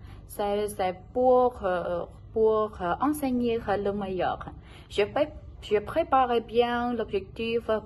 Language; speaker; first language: French; non-native, local second language; Khmer